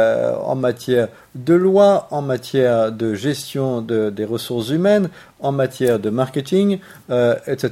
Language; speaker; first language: French; native; French